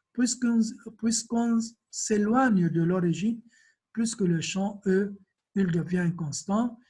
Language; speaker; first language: French; non-native, local second language; Arabic